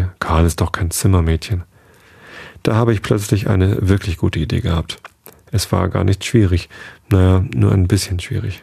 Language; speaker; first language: German; native; German